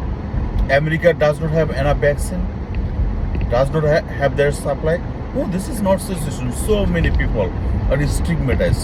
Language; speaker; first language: English; non-native, local second language; Bangla